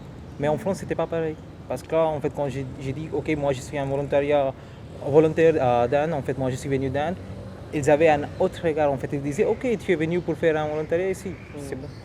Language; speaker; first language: French; non-native, fluent; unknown